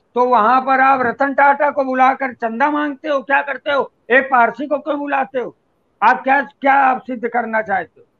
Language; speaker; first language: Hindi; native; Hindi